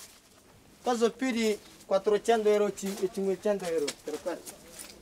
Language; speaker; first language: Italian; non-native, learner; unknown